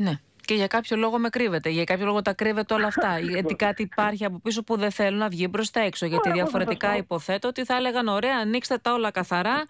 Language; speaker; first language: Greek; native; Greek